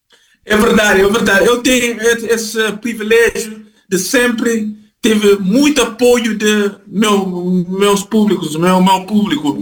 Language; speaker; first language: Portuguese; non-native, fluent; Kabuverdianu